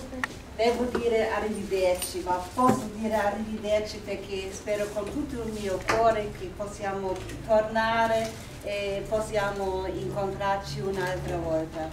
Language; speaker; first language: Italian; non-native, fluent; German